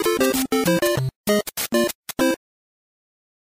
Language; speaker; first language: English; native; English